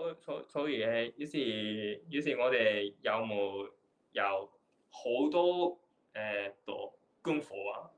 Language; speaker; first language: Cantonese; non-native, learner; Japanese